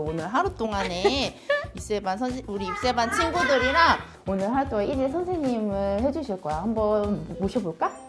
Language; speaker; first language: Korean; native; Korean